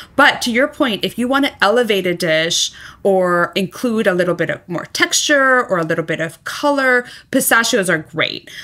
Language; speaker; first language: English; early bilingual, other home language; Persian